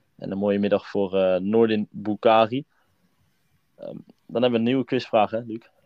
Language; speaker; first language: Dutch; native; Dutch